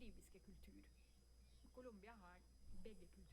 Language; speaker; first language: Norwegian; non-native, fluent; Spanish